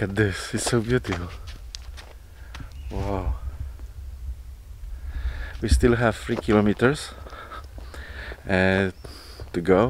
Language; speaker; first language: English; non-native, fluent; Polish